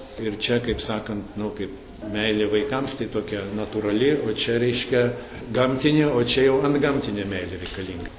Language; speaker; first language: Lithuanian; early bilingual, heritage; Lithuanian